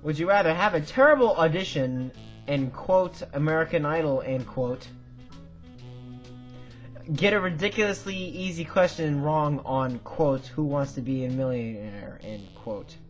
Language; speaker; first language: English; native; English